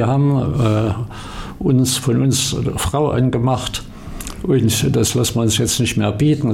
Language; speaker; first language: German; native; German